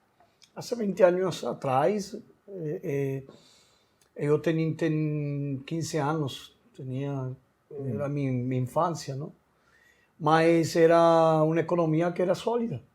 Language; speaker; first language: Portuguese; non-native, learner; Spanish